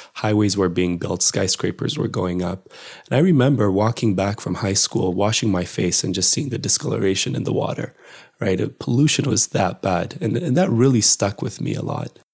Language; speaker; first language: English; non-native, fluent; Amharic